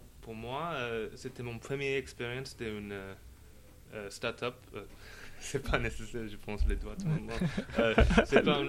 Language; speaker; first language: French; non-native, learner; English